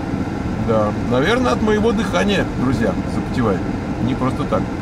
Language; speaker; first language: Russian; native; Russian